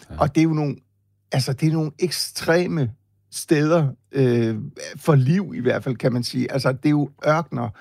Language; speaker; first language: Danish; native; Danish